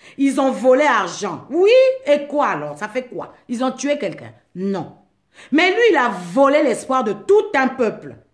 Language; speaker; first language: French; non-native, local second language; Lingala